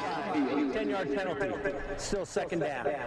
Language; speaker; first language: English; native; English